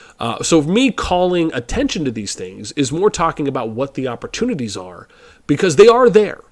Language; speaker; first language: English; native; English